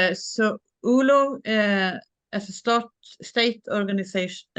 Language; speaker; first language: English; non-native, fluent; Swedish